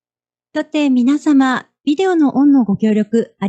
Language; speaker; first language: Japanese; native; Japanese